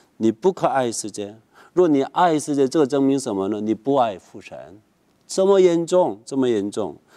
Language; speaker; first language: Chinese; non-native, fluent; Korean